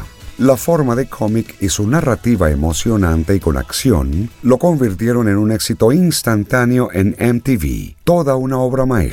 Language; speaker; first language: Spanish; native; Spanish